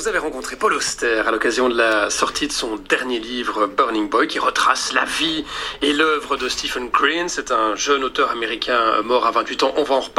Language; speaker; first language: French; native; French